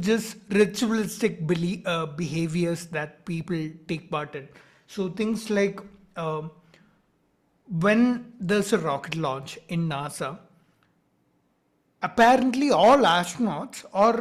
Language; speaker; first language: English; non-native, local second language; Malayalam